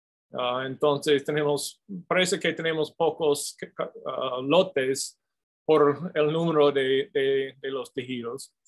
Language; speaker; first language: Spanish; non-native, fluent; English